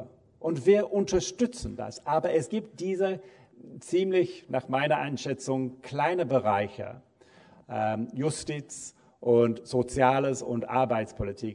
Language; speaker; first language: German; non-native, fluent; English